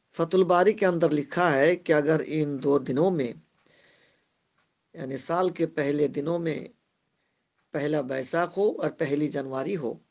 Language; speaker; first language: Urdu; non-native, local second language; Bangla